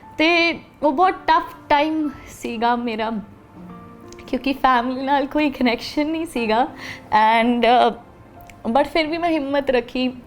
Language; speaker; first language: Punjabi; native; Punjabi